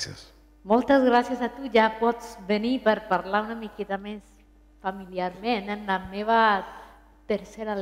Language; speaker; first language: Catalan; non-native, fluent; Spanish